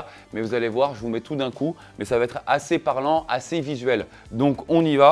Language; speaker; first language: French; native; French